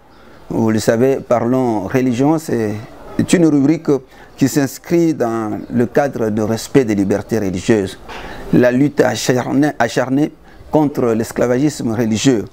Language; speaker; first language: French; non-native, local second language; Luba-Lulua